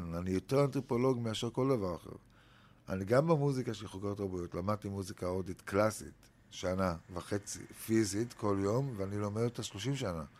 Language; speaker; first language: Hebrew; native; Hebrew